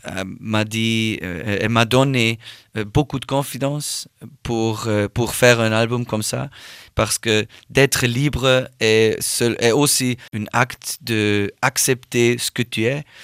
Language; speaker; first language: French; non-native, learner; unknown